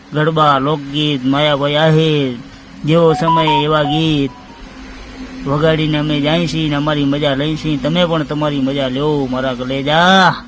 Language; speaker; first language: Gujarati; non-native, local second language; Kachhi